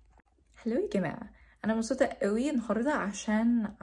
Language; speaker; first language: Arabic; non-native, learner; English